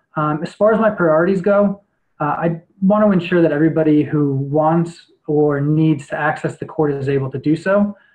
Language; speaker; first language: English; native; English